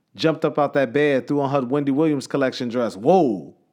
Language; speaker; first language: English; native; English